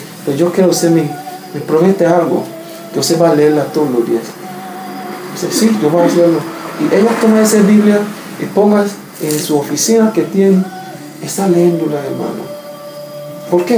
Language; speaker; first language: Spanish; non-native, learner; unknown